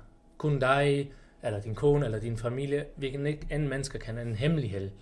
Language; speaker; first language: Danish; non-native, fluent; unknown